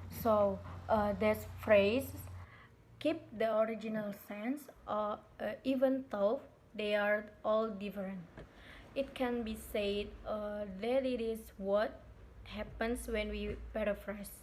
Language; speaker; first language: English; non-native, learner; Indonesian